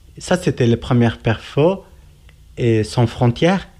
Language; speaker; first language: French; non-native, learner; Kurdish